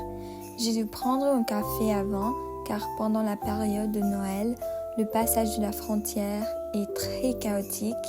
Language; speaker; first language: French; non-native, learner; English